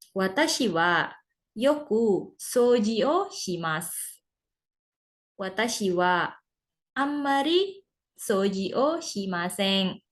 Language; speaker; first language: Japanese; non-native, fluent; Indonesian